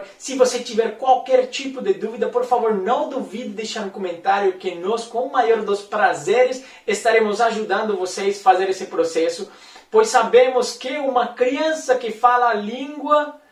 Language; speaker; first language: Portuguese; non-native, fluent; Spanish